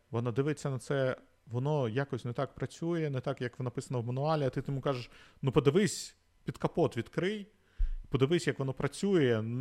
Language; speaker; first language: Ukrainian; native; Ukrainian